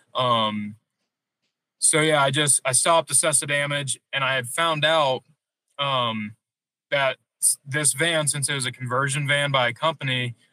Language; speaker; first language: English; native; English